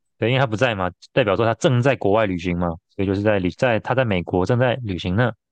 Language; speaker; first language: Chinese; native; Chinese